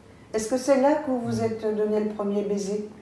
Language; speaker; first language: French; native; French